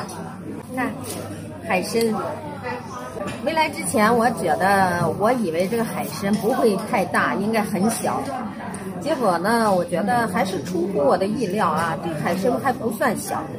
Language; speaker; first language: Chinese; native; Chinese